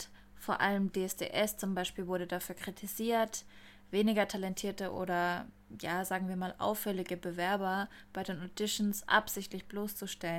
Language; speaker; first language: German; native; German